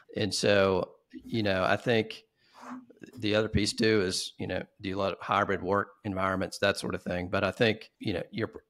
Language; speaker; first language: English; native; English